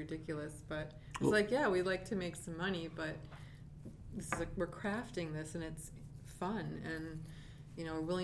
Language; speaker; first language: English; native; English